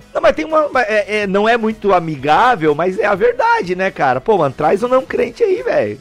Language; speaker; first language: Portuguese; native; Portuguese